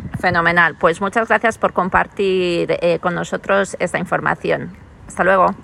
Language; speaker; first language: Spanish; native; Spanish